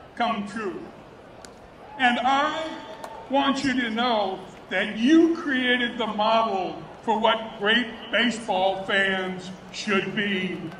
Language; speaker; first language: English; native; English